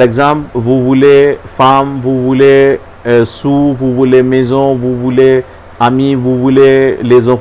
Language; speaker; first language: French; non-native, learner; Hindi